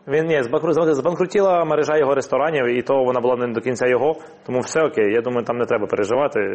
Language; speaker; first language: Ukrainian; non-native, local second language; Russian